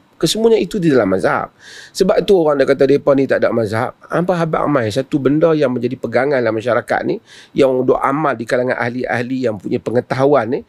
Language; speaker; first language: Malay; native; Malay